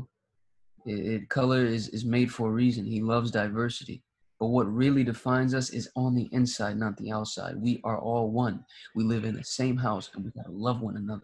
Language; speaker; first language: English; early bilingual, other home language; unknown